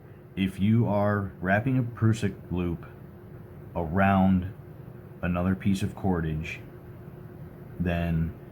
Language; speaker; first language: English; native; English